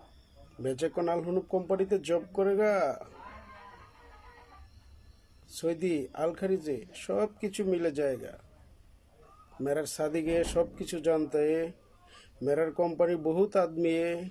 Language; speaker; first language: Hindi; non-native, learner; Bangla